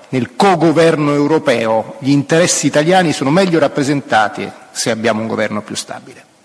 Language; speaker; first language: Italian; native; Italian